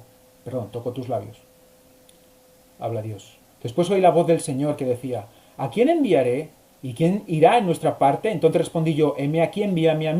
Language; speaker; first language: Spanish; native; Spanish